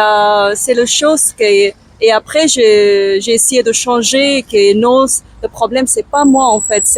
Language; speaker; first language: French; non-native, learner; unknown